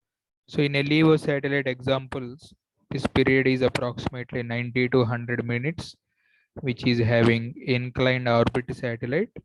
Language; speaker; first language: English; non-native, local second language; Telugu